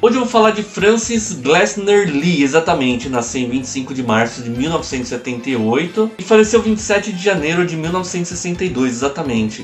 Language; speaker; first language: Portuguese; native; Portuguese